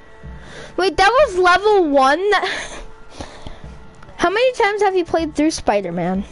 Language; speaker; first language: English; native; English